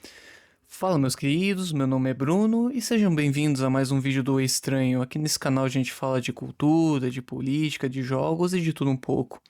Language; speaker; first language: Portuguese; native; Portuguese